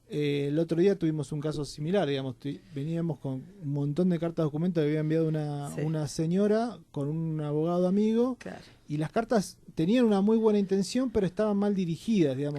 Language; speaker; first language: Spanish; native; Spanish